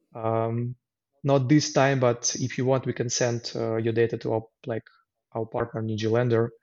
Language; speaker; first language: English; non-native, fluent; Ukrainian